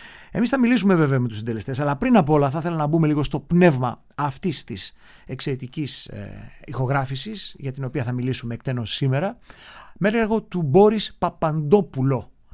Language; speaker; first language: Greek; native; Greek